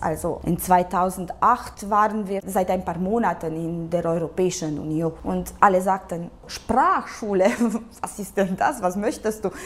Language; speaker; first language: German; non-native, local second language; Romanian